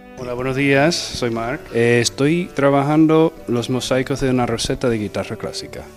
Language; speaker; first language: Spanish; early bilingual, heritage; English